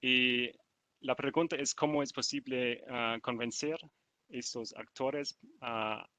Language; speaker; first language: Spanish; non-native, learner; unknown